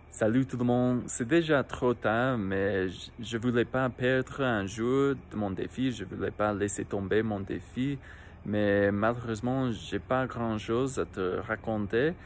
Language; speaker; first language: French; non-native, fluent; English